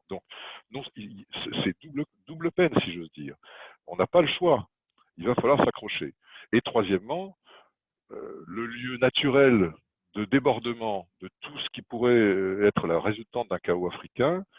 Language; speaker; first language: French; native; French